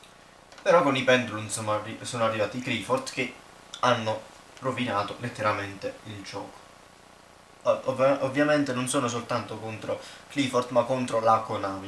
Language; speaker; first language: Italian; native; Italian